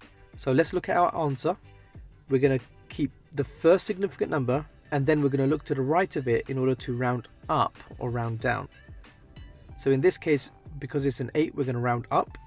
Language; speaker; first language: English; native; English